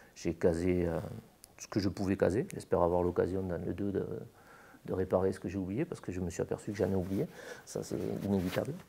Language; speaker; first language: French; native; French